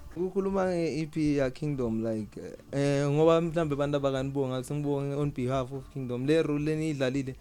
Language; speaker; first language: Zulu; non-native, local second language; Swati